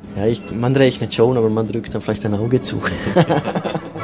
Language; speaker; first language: German; native; German